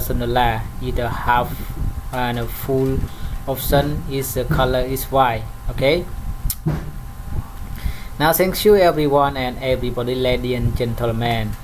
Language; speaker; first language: English; non-native, learner; Khmer